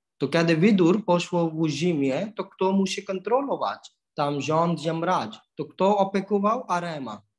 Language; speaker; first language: Polish; non-native, learner; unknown